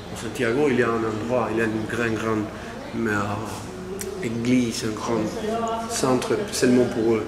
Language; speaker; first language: French; non-native, learner; Spanish